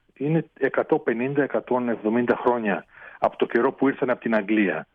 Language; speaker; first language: Greek; early bilingual, heritage; Greek